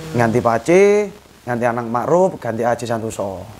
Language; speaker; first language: Indonesian; non-native, local second language; Javanese